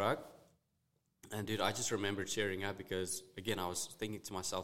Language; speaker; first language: English; non-native, local second language; Afrikaans